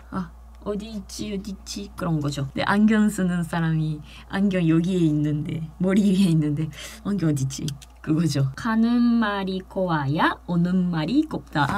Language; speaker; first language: Korean; non-native, fluent; Japanese